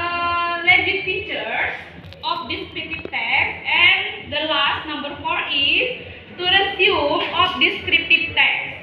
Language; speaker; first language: English; non-native, fluent; Indonesian